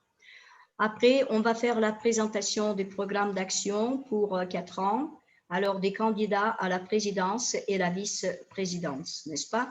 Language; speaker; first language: French; non-native, fluent; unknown